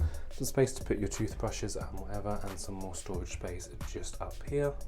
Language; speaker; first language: English; native; English